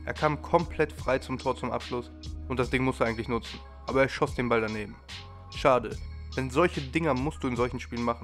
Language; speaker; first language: German; native; German